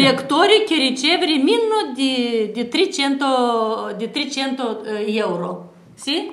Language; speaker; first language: Italian; non-native, learner; Romanian